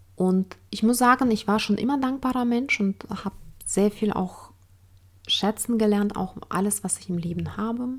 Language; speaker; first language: German; non-native, fluent; Ukrainian